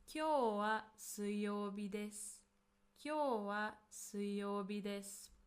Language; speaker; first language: Japanese; non-native, fluent; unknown